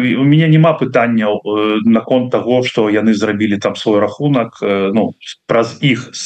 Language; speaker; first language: Belarusian; non-native, local second language; Russian